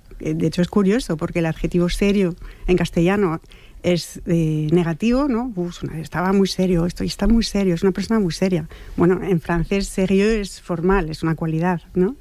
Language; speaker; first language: Spanish; non-native, fluent; French